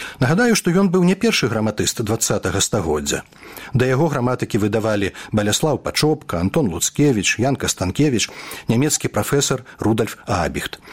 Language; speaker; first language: Belarusian; native; Belarusian